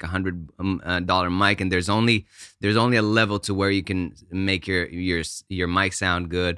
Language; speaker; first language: English; non-native, fluent; Hebrew